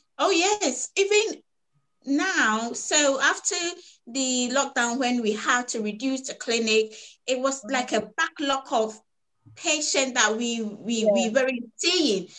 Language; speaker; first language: English; native; English